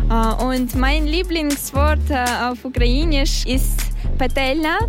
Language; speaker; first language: German; non-native, learner; Russian